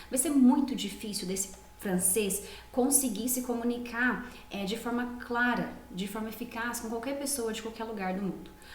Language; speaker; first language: Portuguese; native; Portuguese